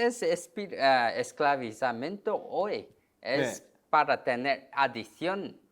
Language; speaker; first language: Spanish; non-native, learner; Korean